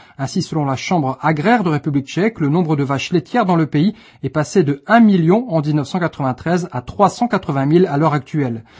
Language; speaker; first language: French; native; French